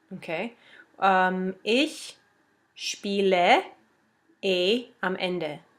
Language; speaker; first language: German; non-native, fluent; English